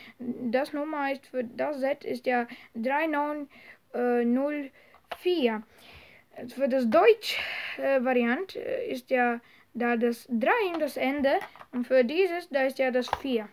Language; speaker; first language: German; non-native, learner; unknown